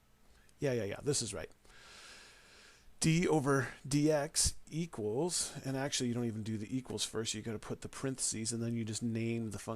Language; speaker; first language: English; native; English